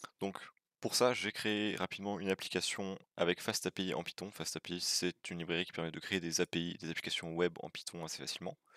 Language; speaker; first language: French; native; French